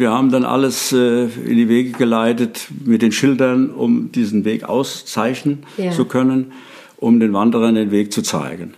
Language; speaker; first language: German; native; German